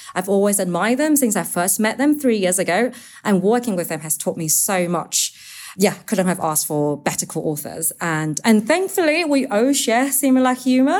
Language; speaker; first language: English; non-native, fluent; Chinese